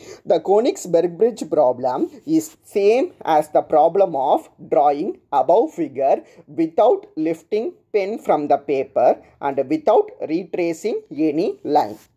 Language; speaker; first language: English; non-native, local second language; Tamil